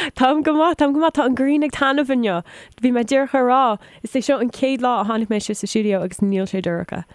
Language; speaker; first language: Irish; non-native, local second language; English